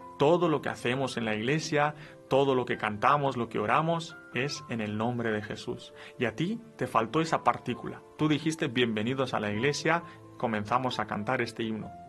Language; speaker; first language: Spanish; non-native, fluent; Romanian